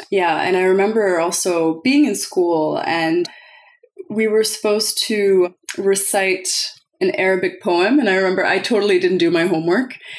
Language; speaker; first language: English; early bilingual, other home language; French